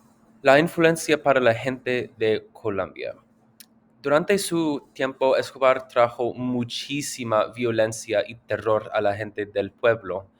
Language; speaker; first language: Spanish; non-native, learner; English